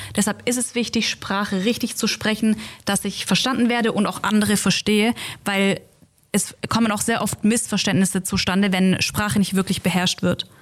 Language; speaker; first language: German; native; German